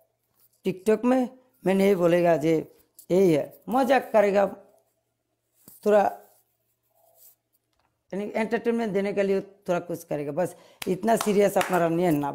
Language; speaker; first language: Hindi; non-native, learner; Bangla